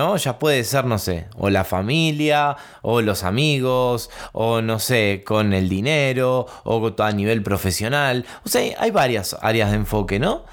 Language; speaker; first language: Spanish; native; Spanish